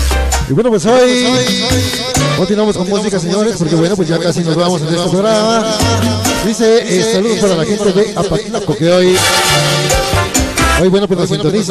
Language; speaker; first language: Spanish; native; Spanish